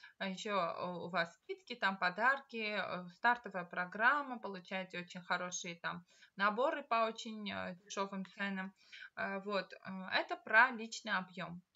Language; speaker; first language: Russian; non-native, local second language; Armenian